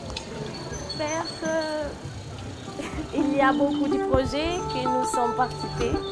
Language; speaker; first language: French; non-native, learner; Portuguese